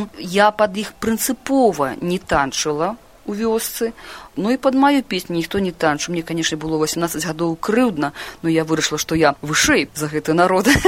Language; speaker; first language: Belarusian; non-native, local second language; Russian